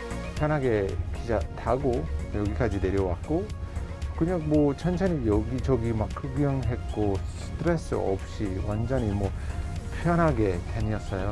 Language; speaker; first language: Korean; non-native, fluent; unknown